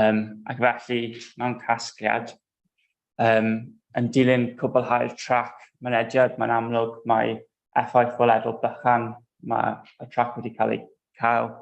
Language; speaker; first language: Welsh; non-native, local second language; English